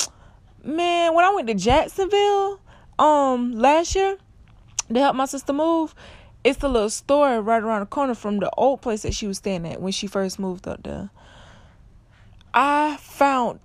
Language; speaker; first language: English; native; English